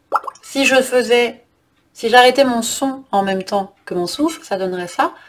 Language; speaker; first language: French; native; French